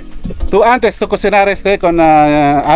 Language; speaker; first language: Spanish; non-native, learner; Filipino